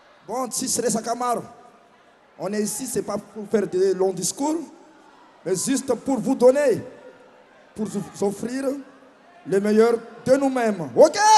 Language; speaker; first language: French; non-native, local second language; Malagasy